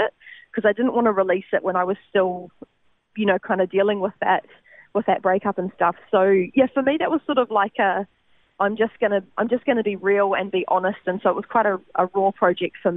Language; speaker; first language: English; native; English